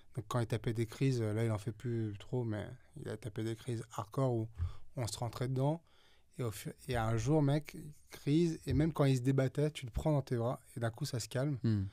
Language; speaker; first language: French; native; French